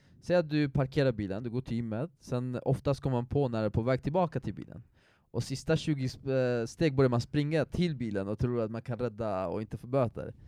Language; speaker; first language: Swedish; non-native, fluent; Persian